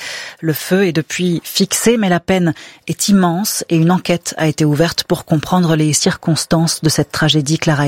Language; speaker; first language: French; native; French